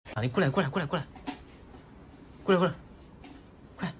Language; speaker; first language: Chinese; native; Chinese